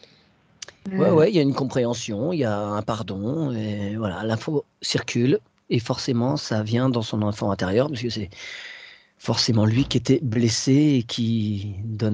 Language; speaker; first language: French; native; French